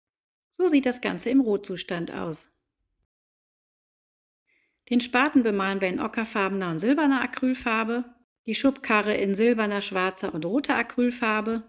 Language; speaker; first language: German; native; German